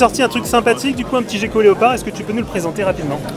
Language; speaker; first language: French; native; French